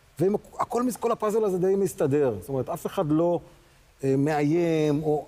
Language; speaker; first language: Hebrew; native; Hebrew